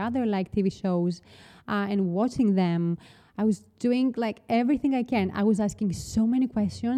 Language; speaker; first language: English; non-native, fluent; Greek